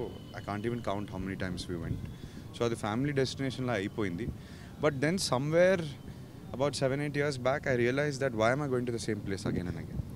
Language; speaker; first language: Telugu; native; Telugu